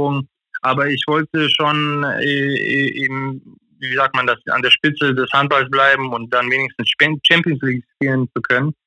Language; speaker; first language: German; non-native, fluent; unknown